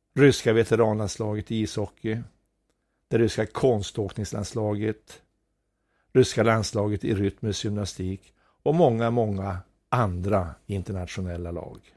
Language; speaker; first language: Swedish; native; Swedish